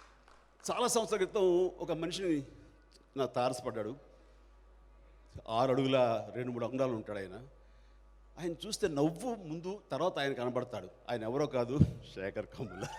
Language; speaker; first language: Telugu; native; Telugu